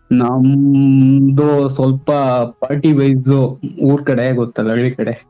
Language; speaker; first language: Kannada; native; Kannada